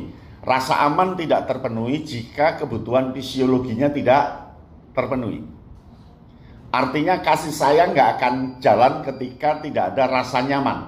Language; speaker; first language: Indonesian; native; Indonesian